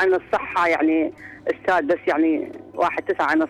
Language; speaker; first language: Arabic; native; Arabic